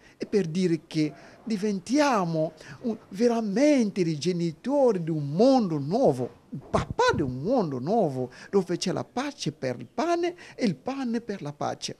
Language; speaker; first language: Italian; non-native, fluent; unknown